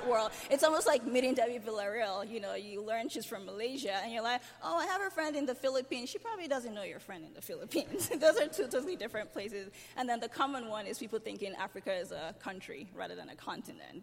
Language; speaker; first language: English; non-native, local second language; Yoruba